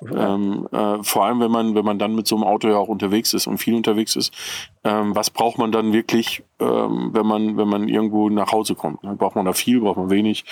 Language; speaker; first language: German; native; German